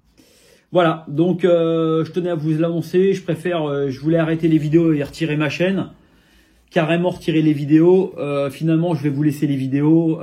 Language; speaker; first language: French; native; French